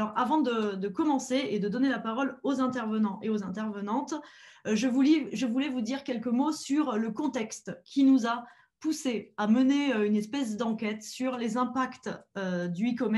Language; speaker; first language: French; native; French